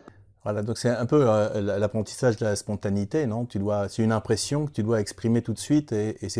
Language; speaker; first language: French; native; French